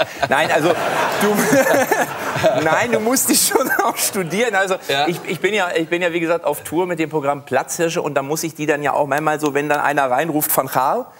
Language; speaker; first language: German; native; German